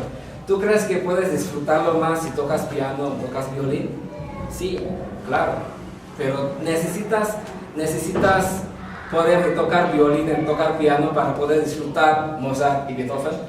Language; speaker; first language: Spanish; non-native, fluent; Javanese